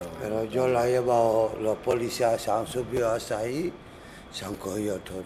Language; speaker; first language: Spanish; non-native, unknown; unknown